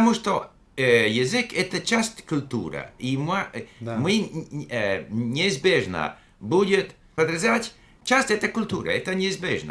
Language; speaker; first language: Russian; non-native, fluent; English